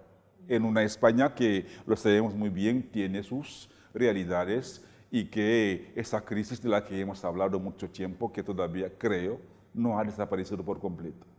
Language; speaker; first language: Spanish; non-native, fluent; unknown